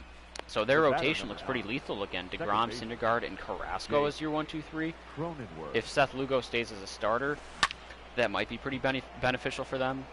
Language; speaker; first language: English; native; English